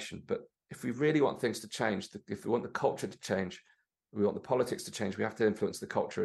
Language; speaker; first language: English; native; English